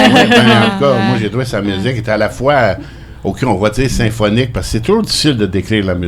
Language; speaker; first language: French; native; French